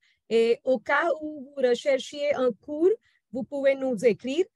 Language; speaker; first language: French; non-native, fluent; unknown